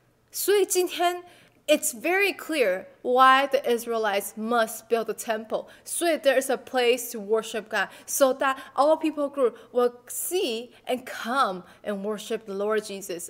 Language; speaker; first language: English; non-native, fluent; Chinese